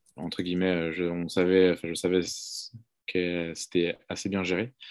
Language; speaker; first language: French; native; French